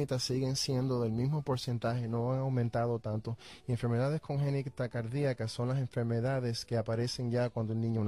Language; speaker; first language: Spanish; native; Spanish